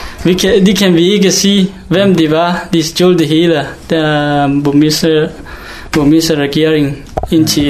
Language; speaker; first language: Danish; non-native, learner; Hakha Chin